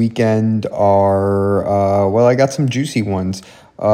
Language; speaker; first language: English; native; English